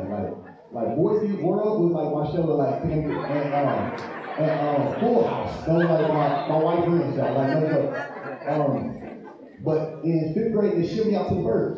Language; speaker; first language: English; native; English